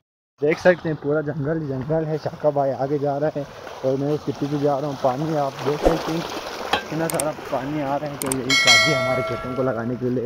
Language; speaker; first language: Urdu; non-native, local second language; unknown